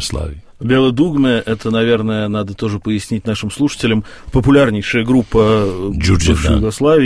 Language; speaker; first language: Russian; native; Russian